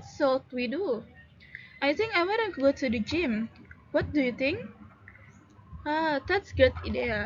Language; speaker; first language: English; non-native, learner; Indonesian